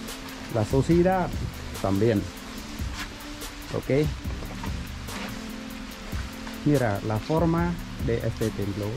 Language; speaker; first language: Spanish; non-native, learner; Khmer